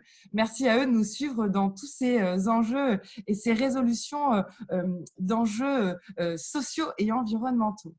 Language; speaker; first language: French; native; French